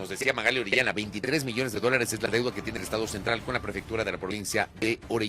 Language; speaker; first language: Spanish; native; Spanish